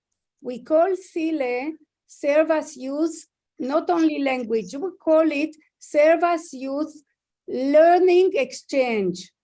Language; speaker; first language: English; non-native, fluent; Hebrew